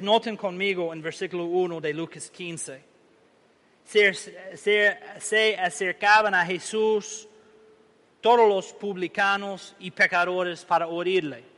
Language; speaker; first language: Spanish; non-native, learner; English